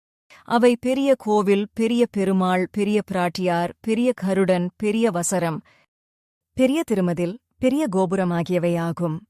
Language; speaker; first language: Tamil; native; Tamil